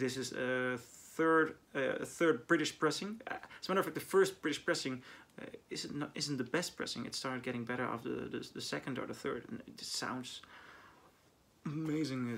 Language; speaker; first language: English; non-native, fluent; Dutch